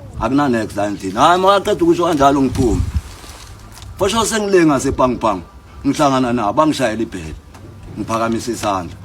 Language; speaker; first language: Zulu; native; Zulu